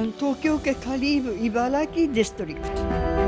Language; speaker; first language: Urdu; non-native, learner; Japanese